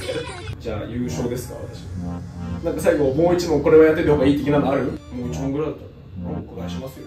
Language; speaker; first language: Japanese; native; Japanese